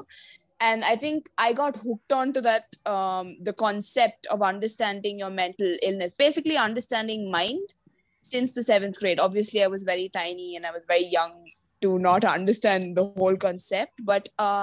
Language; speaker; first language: English; non-native, local second language; Malayalam